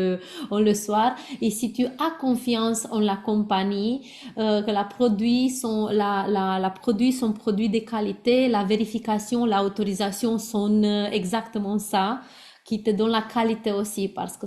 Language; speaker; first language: French; non-native, learner; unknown